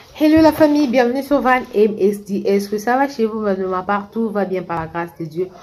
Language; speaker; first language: French; non-native, local second language; Lingala